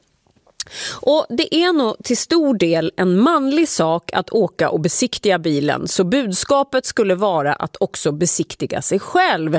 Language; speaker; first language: Swedish; native; Swedish